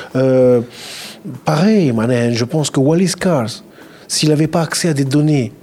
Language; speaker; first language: French; non-native, local second language; Arabic